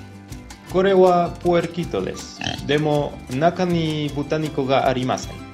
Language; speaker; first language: Japanese; non-native, learner; Spanish